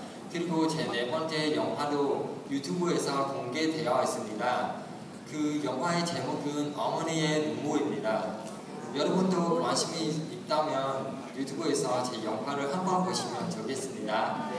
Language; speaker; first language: Korean; non-native, learner; Khmer